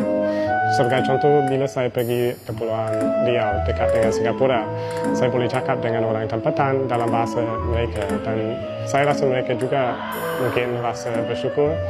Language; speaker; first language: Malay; non-native, fluent; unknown